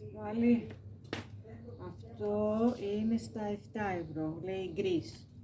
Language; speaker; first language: Greek; non-native, learner; Filipino